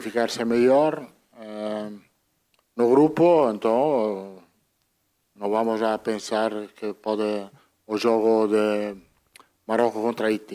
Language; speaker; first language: Portuguese; non-native, fluent; Italian